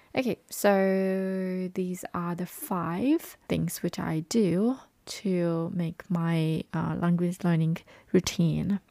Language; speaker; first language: English; non-native, fluent; Japanese